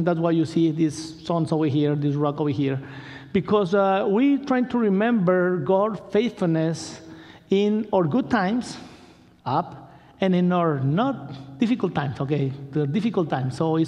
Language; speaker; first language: English; non-native, learner; Spanish